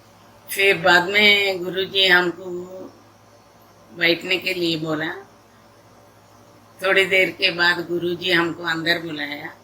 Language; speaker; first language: Hindi; non-native, local second language; Telugu